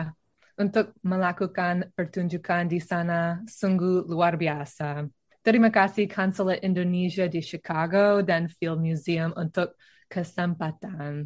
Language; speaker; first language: Indonesian; non-native, learner; English